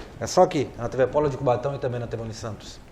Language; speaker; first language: Portuguese; native; Portuguese